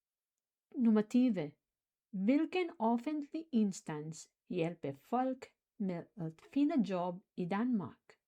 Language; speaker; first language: Danish; non-native, fluent; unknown